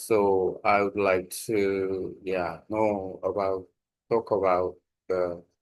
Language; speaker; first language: English; non-native, learner; Korean